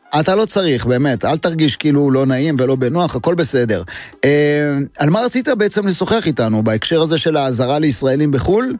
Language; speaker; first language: Hebrew; native; Hebrew